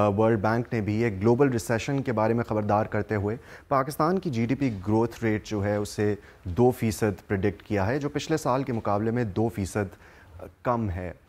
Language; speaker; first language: Urdu; native; Urdu